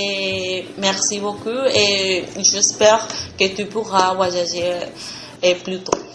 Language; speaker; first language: French; non-native, learner; Spanish